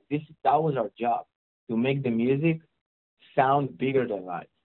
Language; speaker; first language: English; non-native, fluent; Hebrew